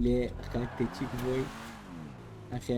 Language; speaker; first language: Arabic; native; Arabic